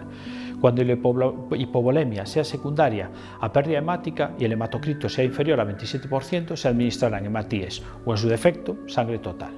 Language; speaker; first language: Spanish; native; Spanish